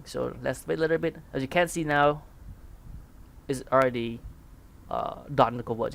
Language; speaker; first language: English; non-native, fluent; Khmer